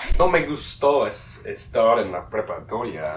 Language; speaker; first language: Spanish; non-native, learner; English